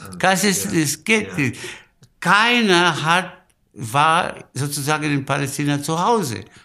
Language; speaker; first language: German; non-native, fluent; Spanish